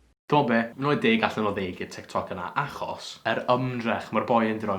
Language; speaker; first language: Welsh; native; Welsh